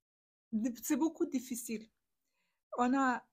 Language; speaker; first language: French; non-native, learner; Bosnian